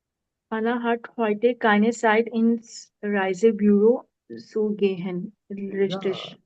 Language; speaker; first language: German; non-native, learner; Urdu